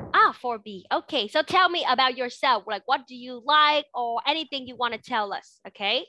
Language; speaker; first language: English; non-native, fluent; Vietnamese